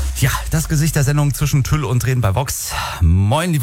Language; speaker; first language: German; native; German